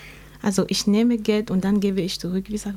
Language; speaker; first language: German; non-native, learner; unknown